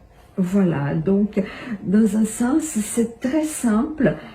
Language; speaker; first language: French; non-native, fluent; Portuguese